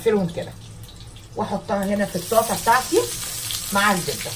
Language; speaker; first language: Arabic; native; Arabic